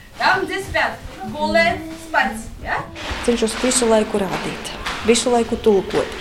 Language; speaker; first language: Latvian; native; Latvian